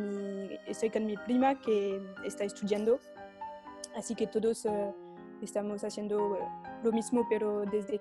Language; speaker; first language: Spanish; non-native, fluent; French